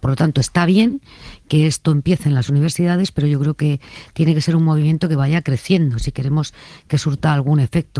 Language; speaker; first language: Spanish; native; Spanish